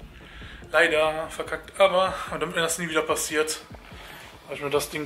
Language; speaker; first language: German; native; German